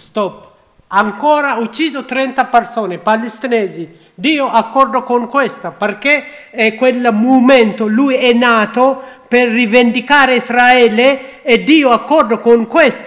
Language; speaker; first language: Italian; non-native, learner; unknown